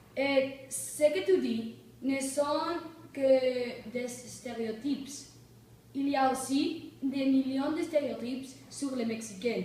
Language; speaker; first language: French; non-native, learner; Spanish